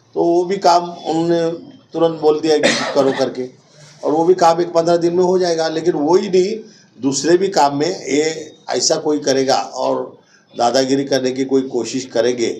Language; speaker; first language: Hindi; non-native, local second language; Marathi